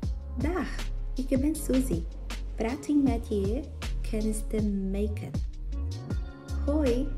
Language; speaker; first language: Dutch; non-native, learner; Portuguese